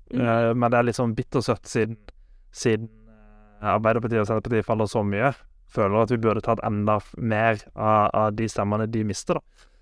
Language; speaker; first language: Norwegian; native; Norwegian